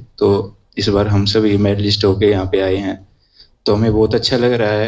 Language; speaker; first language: Hindi; native; Hindi